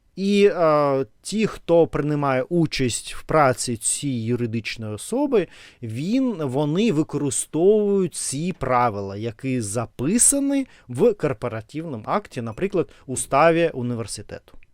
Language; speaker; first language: Ukrainian; non-native, learner; Russian